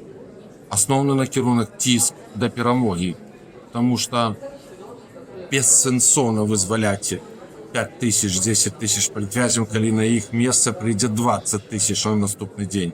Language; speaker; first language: Belarusian; non-native, local second language; Russian